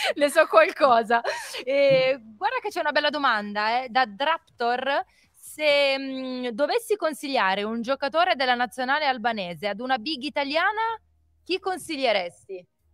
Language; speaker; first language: Italian; native; Italian